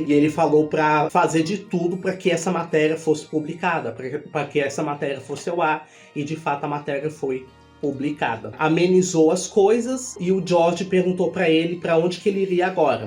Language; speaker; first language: Portuguese; native; Portuguese